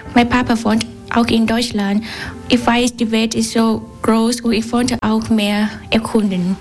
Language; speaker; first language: German; non-native, learner; Vietnamese